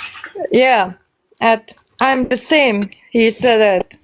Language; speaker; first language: English; non-native, learner; Bosnian